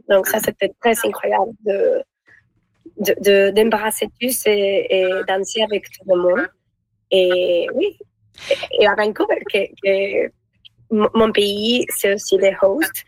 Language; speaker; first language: French; non-native, learner; Spanish